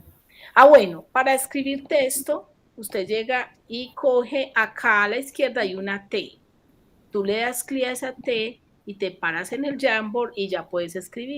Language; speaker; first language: Spanish; native; Spanish